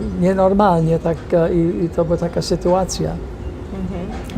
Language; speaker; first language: Polish; non-native, fluent; English